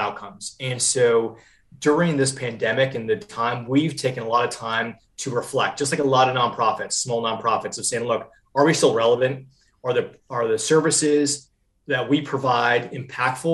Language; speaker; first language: English; native; English